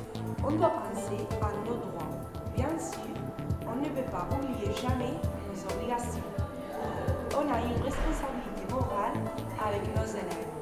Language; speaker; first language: French; non-native, learner; Spanish